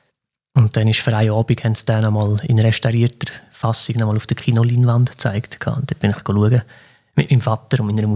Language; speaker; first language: German; native; German